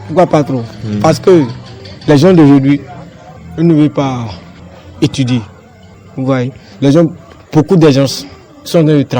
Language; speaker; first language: French; non-native, learner; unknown